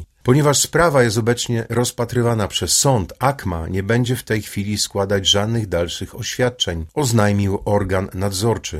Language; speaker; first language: Polish; native; Polish